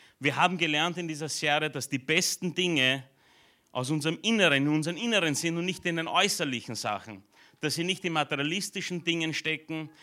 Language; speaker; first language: German; early bilingual, other home language; Romanian